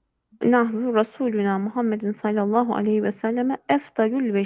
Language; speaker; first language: Turkish; native; Turkish